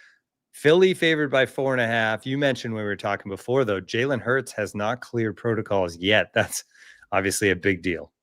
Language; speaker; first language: English; native; English